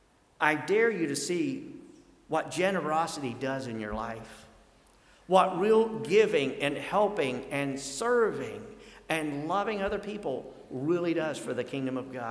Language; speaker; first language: English; native; English